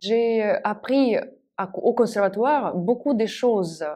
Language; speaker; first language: French; non-native, fluent; Russian